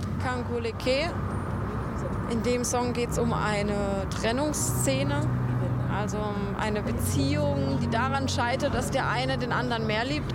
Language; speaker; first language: German; native; German